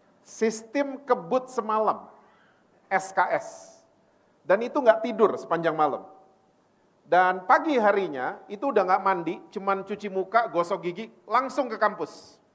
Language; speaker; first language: Indonesian; native; Indonesian